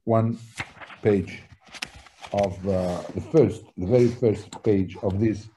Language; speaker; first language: English; non-native, fluent; Italian